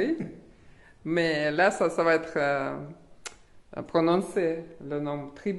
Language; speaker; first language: French; non-native, learner; Russian